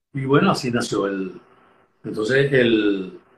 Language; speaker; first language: Spanish; native; Spanish